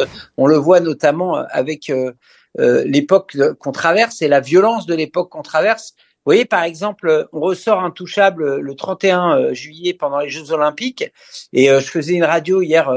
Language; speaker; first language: French; native; French